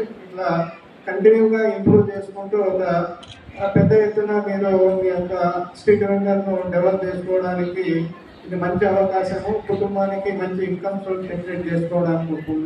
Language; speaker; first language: Telugu; native; Telugu